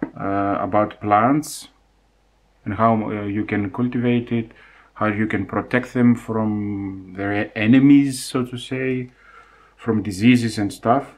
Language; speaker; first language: English; non-native, fluent; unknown